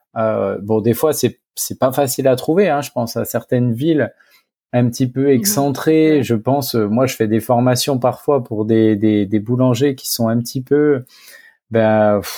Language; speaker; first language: French; native; French